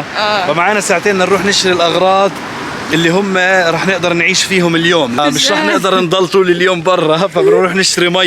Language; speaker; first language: Arabic; native; Arabic